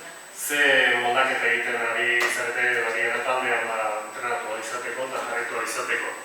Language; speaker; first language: Basque; native; Basque